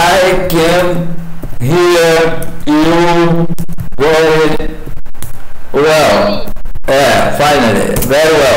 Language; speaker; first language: English; non-native, learner; Portuguese